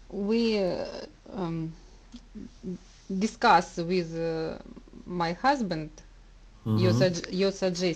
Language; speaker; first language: English; non-native, learner; Russian